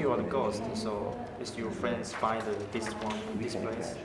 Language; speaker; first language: English; non-native, learner; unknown